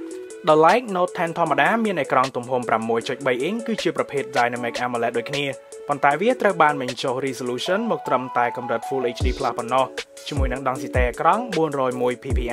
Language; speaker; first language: Khmer; native; Khmer